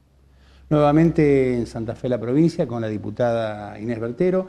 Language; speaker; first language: Spanish; native; Spanish